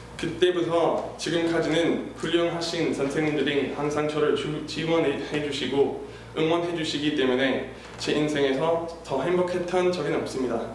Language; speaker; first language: Korean; non-native, fluent; English